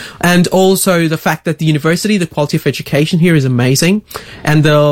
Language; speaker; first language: English; non-native, local second language; Tamil